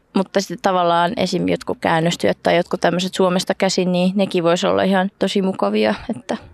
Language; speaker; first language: Finnish; early bilingual, heritage; Finnish